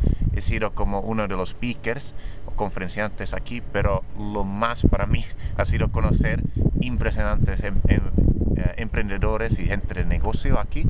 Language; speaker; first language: Spanish; non-native, fluent; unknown